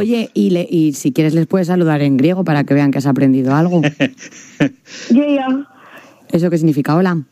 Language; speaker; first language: Spanish; native; Spanish